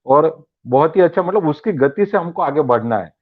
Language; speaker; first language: Hindi; non-native, local second language; Gujarati